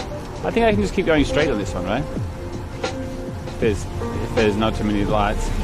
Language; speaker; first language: English; native; English